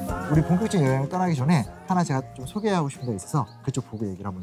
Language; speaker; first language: Korean; native; Korean